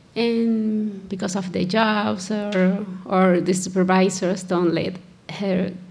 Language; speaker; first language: English; non-native, fluent; Spanish